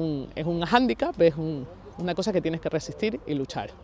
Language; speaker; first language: Spanish; native; Spanish